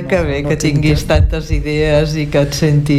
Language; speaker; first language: Catalan; native; Catalan